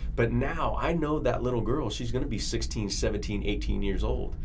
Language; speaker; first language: English; native; English